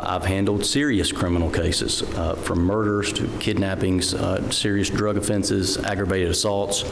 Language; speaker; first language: English; native; English